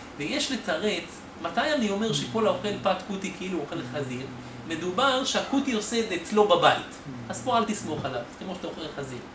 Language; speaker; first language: Hebrew; native; Hebrew